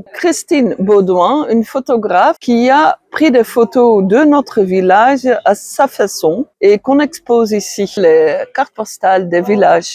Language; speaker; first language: French; non-native, fluent; Dutch